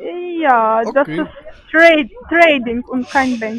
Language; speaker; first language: German; non-native, fluent; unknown